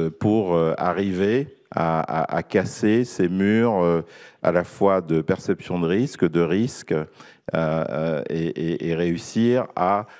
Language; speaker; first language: French; native; French